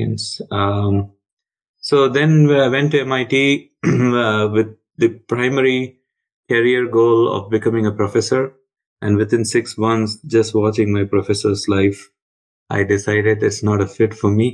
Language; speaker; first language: English; non-native, local second language; Tamil